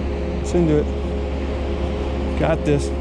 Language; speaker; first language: English; native; English